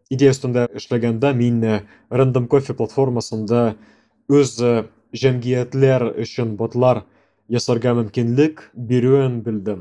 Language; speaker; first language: Tatar; non-native, local second language; Russian